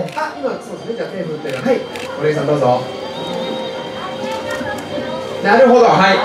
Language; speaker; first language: Japanese; native; Japanese